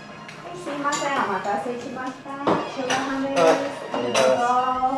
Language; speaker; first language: Japanese; non-native, fluent; Chinese